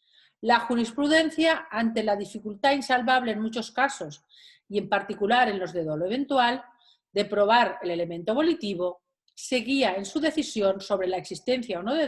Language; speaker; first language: Spanish; native; Spanish